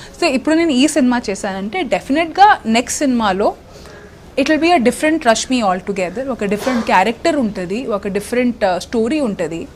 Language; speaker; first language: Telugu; non-native, local second language; Hindi